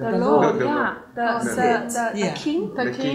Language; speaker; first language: English; non-native, learner; Japanese